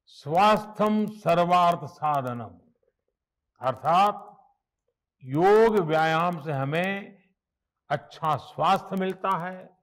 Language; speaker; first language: Hindi; non-native, local second language; Gujarati